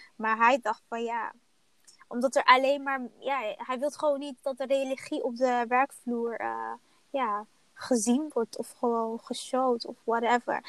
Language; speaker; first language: Dutch; early bilingual, other home language; Somali